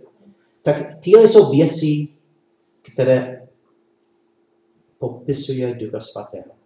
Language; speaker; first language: Czech; non-native, learner; English